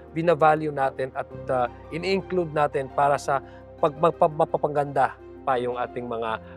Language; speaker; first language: Filipino; non-native, local second language; Maranao